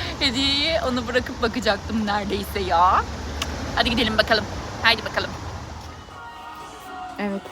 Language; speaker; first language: Turkish; native; Turkish